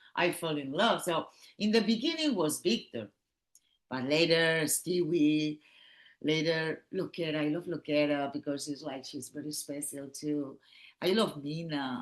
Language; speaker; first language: English; non-native, learner; Catalan